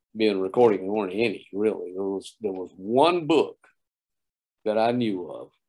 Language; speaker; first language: English; native; English